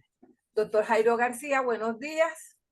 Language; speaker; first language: Spanish; native; Spanish